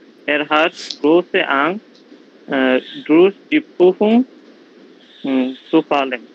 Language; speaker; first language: German; non-native, learner; Bangla